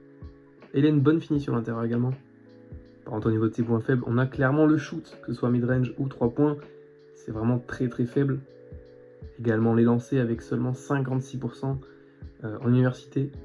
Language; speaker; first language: French; native; French